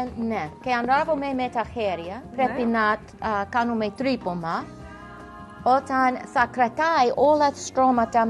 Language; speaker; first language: Greek; non-native, learner; English